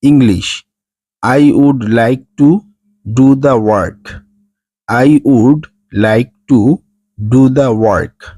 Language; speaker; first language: English; non-native, fluent; Bangla